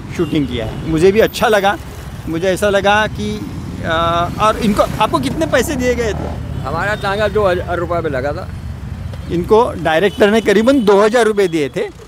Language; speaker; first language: Hindi; non-native, local second language; Marathi